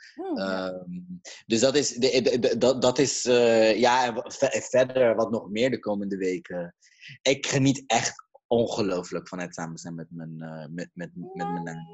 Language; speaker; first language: Dutch; early bilingual, other home language; Caribbean Hindustani